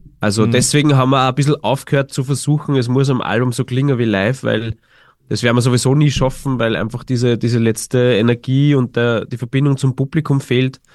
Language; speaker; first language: German; native; German